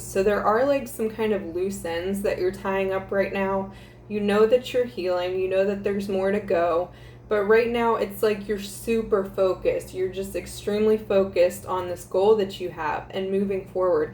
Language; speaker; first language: English; native; English